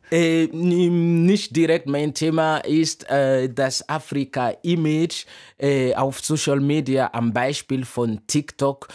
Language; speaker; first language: German; non-native, fluent; Mossi